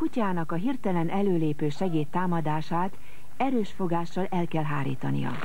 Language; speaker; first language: Hungarian; native; Hungarian